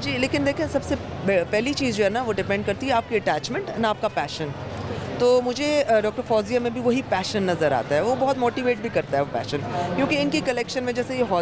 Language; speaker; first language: Hindi; native; Hindi